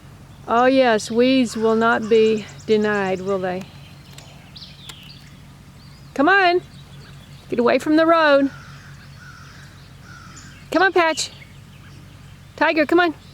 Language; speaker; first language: English; native; English